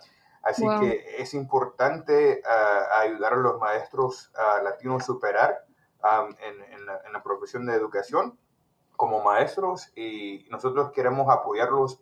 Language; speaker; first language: Spanish; early bilingual, heritage; Spanish